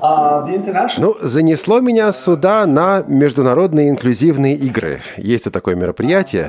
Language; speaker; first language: Russian; non-native, fluent; German